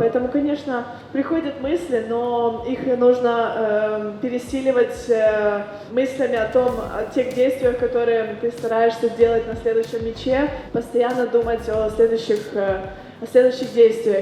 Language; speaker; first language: Russian; native; Russian